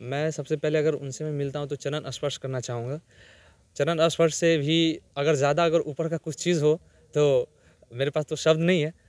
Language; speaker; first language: Hindi; native; Hindi